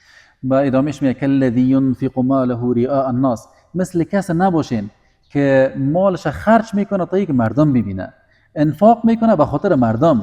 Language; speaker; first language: Persian; native; Persian